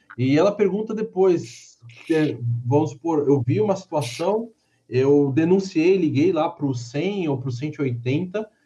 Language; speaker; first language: Portuguese; native; Portuguese